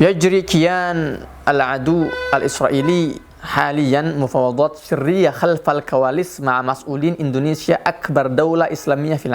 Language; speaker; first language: Arabic; non-native, fluent; Indonesian